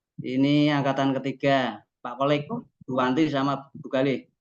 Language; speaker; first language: Indonesian; native; Indonesian